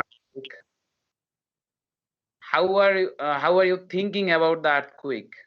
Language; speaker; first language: English; non-native, learner; Bangla